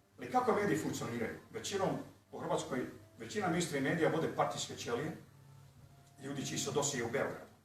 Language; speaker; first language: Bosnian; early bilingual, heritage; Croatian